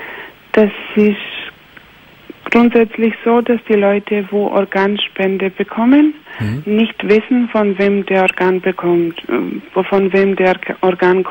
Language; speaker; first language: German; non-native, fluent; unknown